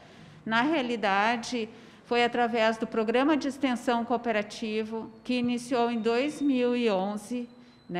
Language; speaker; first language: Portuguese; native; Portuguese